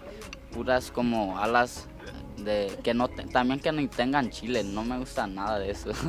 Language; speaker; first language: Spanish; early bilingual, heritage; Spanish